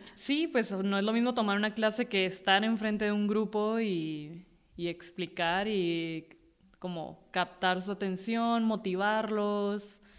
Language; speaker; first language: Spanish; native; Spanish